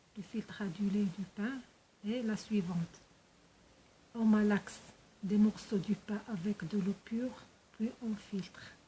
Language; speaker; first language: French; non-native, local second language; Arabic